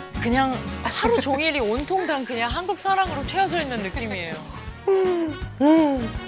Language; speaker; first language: Korean; native; Korean